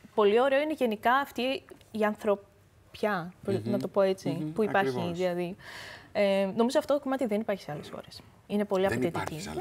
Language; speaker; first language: Greek; early bilingual, other home language; Korean